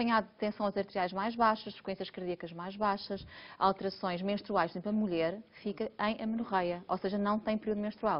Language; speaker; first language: Portuguese; native; Portuguese